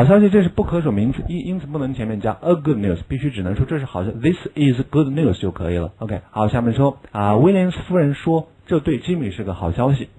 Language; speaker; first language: Chinese; native; Chinese